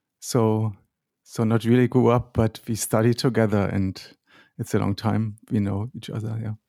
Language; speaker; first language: English; non-native, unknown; German